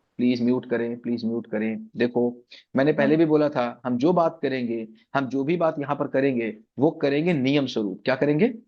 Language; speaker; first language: Hindi; native; Hindi